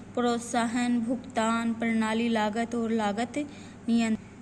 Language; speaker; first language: Hindi; native; Hindi